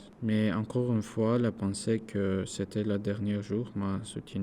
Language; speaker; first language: French; non-native, learner; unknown